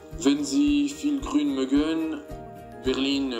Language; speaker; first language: German; non-native, learner; French